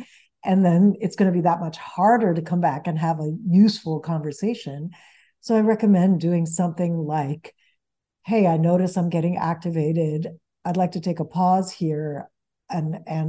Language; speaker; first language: English; early bilingual, other home language; Spanish